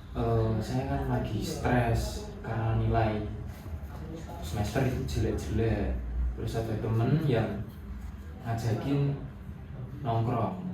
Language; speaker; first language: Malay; non-native, fluent; Indonesian